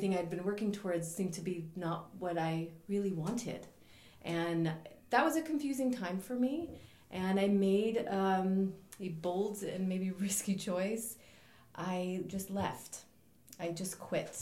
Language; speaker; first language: English; native; English